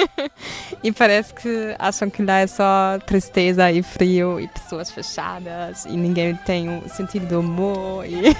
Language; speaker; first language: Portuguese; non-native, fluent; German